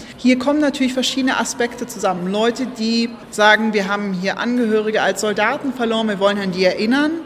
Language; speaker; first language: German; native; German